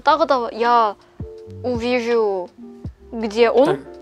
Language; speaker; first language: Russian; non-native, learner; Korean